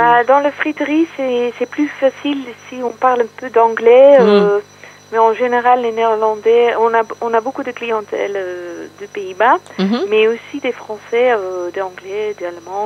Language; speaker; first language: French; non-native, fluent; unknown